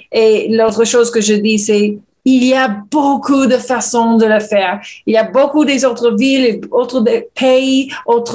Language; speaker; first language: French; non-native, learner; English